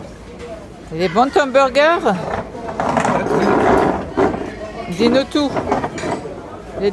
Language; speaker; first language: French; non-native, fluent; German